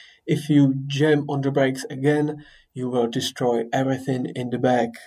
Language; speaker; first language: English; non-native, fluent; Czech